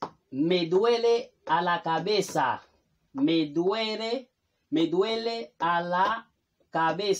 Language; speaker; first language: Spanish; non-native, fluent; Haitian Creole